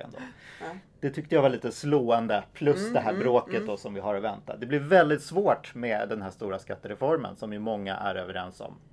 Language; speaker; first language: Swedish; native; Swedish